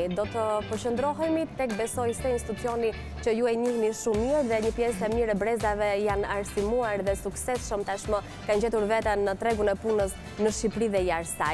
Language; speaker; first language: Albanian; native; Albanian